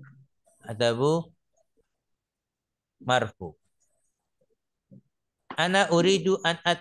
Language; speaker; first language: Arabic; non-native, fluent; Indonesian